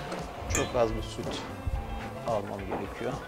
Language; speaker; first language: Turkish; native; Turkish